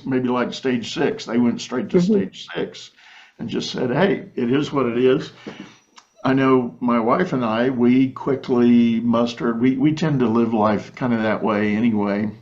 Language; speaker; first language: English; native; English